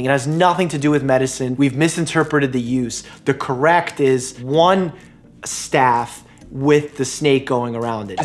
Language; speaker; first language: English; native; English